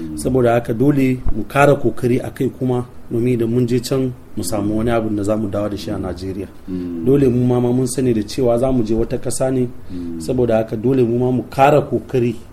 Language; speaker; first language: Hausa; non-native, local second language; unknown